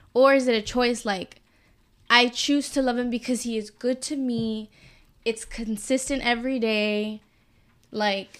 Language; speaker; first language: English; early bilingual, other home language; Spanish